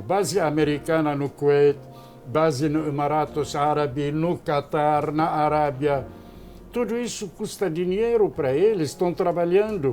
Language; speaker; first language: Portuguese; non-native, fluent; Arabic